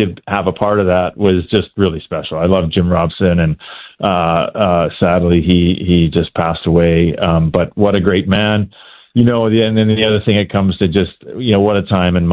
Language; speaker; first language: English; native; English